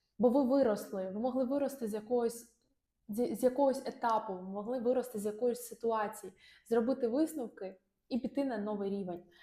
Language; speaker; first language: Ukrainian; non-native, local second language; Russian